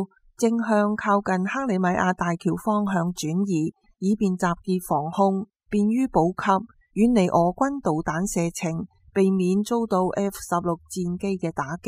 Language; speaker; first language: Chinese; non-native, local second language; Cantonese